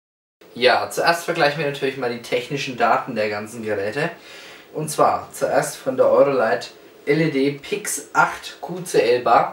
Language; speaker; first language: German; native; German